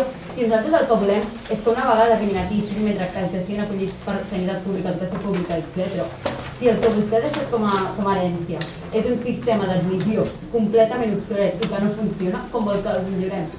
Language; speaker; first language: Catalan; native; Catalan